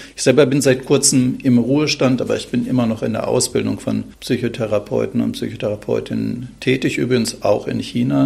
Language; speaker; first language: German; native; German